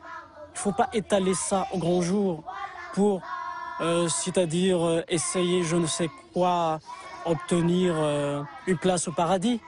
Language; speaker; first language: French; non-native, local second language; Kabyle